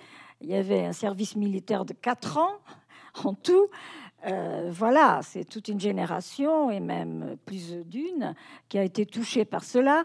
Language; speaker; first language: French; non-native, fluent; Portuguese